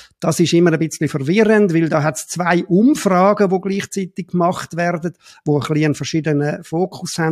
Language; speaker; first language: German; native; German